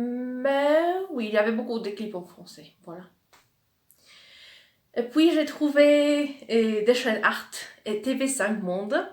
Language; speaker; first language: French; non-native, fluent; Polish